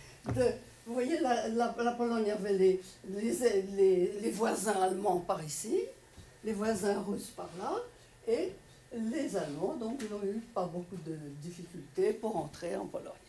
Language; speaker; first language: French; non-native, fluent; Polish